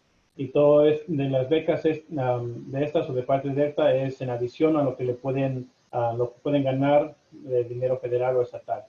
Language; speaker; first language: Spanish; early bilingual, heritage; Spanish